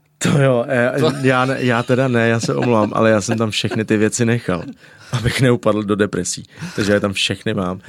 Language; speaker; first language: Czech; native; Czech